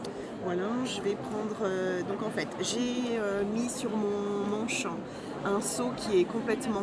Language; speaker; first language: French; native; French